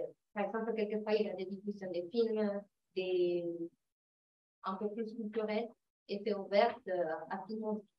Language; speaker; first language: French; non-native, fluent; Spanish